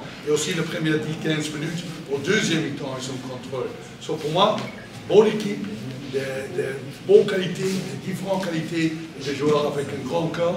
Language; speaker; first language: French; non-native, learner; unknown